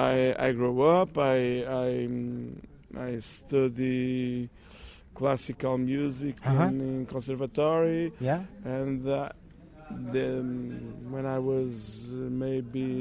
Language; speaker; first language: English; non-native, fluent; Portuguese